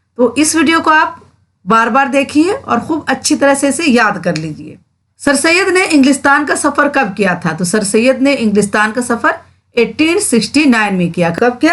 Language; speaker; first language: Urdu; native; Urdu